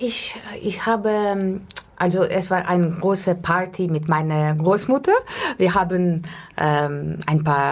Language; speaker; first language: German; non-native, fluent; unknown